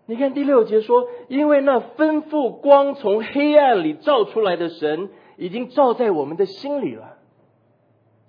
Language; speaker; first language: Chinese; native; Chinese